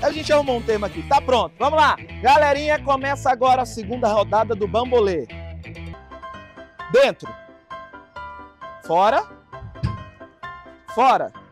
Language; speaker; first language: Portuguese; native; Portuguese